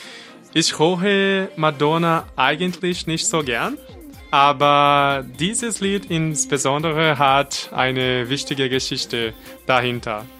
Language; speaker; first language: German; non-native, fluent; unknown